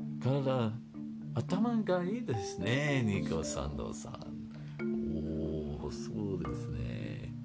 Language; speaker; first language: Japanese; non-native, learner; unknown